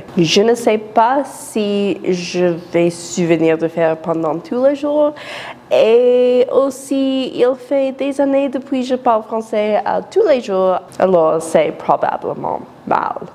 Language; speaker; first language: French; non-native, learner; English